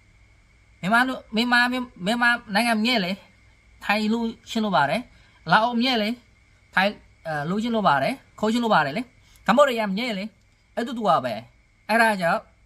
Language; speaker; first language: Burmese; non-native, learner; Khmer